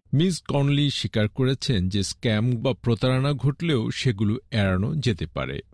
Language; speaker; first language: Bangla; native; Bangla